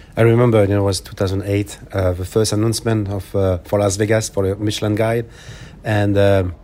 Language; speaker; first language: English; non-native, fluent; French